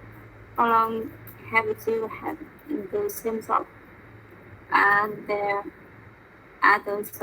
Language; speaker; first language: English; non-native, learner; Vietnamese